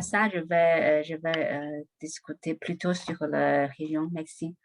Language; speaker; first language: French; non-native, learner; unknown